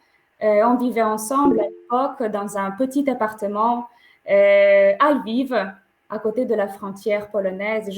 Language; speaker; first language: French; non-native, fluent; Ukrainian